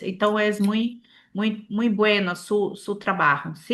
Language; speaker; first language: Spanish; non-native, learner; Portuguese